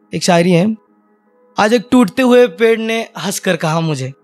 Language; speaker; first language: Hindi; non-native, local second language; Marathi